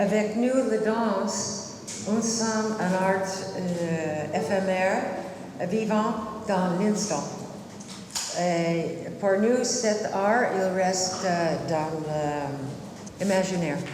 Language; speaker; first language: French; non-native, learner; English